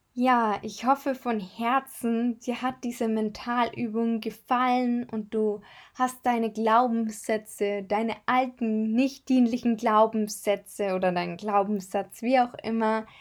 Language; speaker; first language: German; native; German